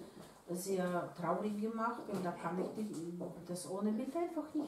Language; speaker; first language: German; non-native, learner; Russian